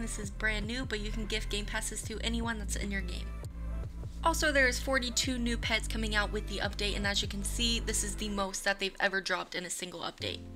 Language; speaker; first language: English; native; English